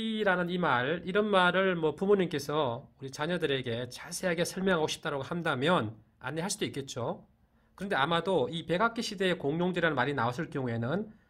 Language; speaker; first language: Korean; native; Korean